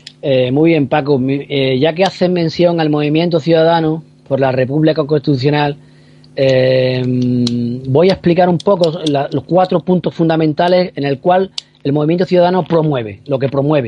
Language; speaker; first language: Spanish; native; Spanish